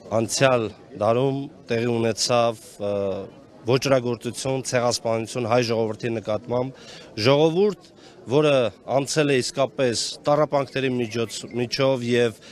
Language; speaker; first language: Armenian; non-native, local second language; Kurdish